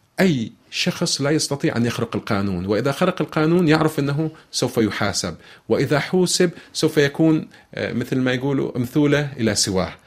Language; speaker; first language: Arabic; native; Arabic